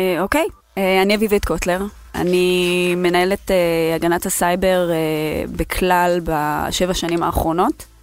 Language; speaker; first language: Hebrew; native; Hebrew